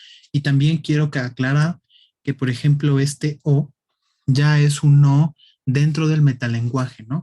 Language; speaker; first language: Spanish; native; Spanish